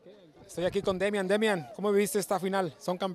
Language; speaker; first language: Spanish; native; Spanish